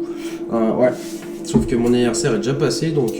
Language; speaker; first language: French; native; French